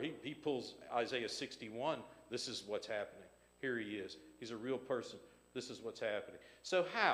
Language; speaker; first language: English; native; English